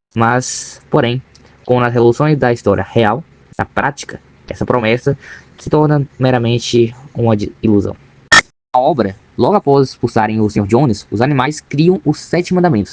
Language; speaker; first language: Portuguese; native; Portuguese